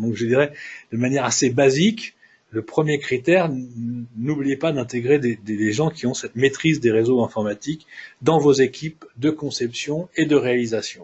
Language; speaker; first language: French; native; French